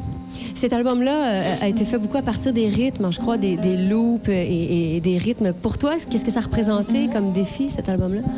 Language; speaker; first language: French; native; French